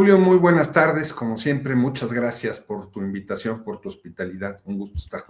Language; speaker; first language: Spanish; native; Spanish